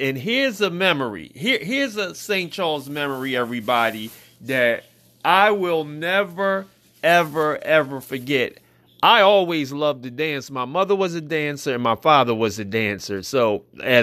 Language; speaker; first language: English; native; English